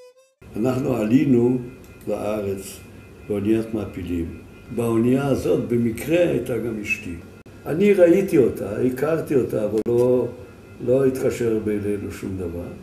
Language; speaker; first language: Hebrew; non-native, fluent; Yiddish